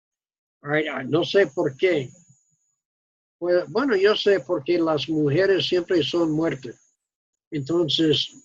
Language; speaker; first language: Spanish; non-native, fluent; English